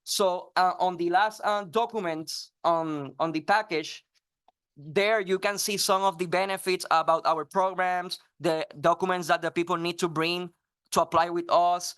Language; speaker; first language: English; non-native, fluent; Spanish